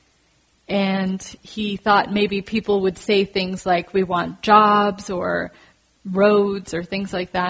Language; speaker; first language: English; native; English